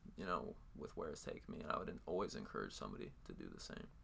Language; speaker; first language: English; native; English